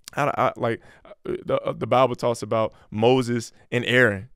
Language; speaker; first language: English; native; English